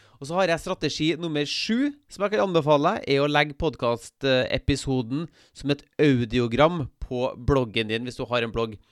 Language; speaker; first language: Norwegian; native; Norwegian